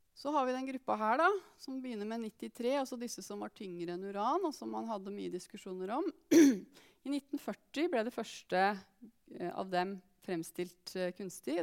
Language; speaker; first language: Norwegian; native; Norwegian